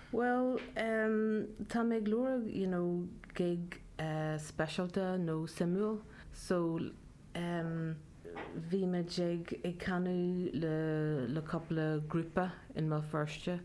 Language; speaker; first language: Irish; non-native, learner; Welsh